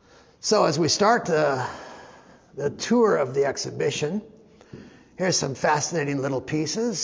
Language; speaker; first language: English; native; English